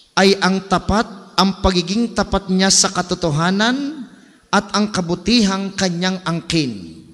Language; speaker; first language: Filipino; native; Filipino